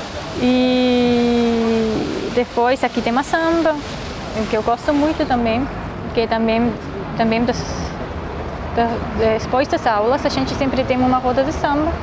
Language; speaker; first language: Portuguese; non-native, fluent; Swiss German